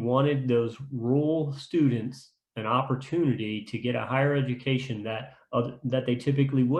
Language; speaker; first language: English; native; English